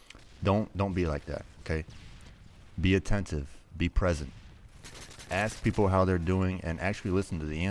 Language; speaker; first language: English; native; English